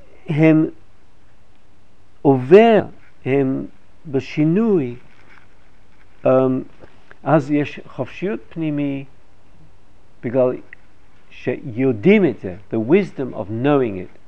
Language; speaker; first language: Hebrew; non-native, fluent; English